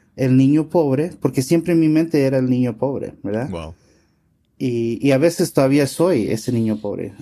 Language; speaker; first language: Spanish; early bilingual, heritage; Spanish